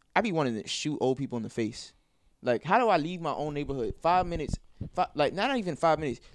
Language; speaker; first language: English; native; English